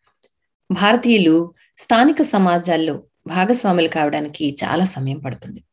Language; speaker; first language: Telugu; native; Telugu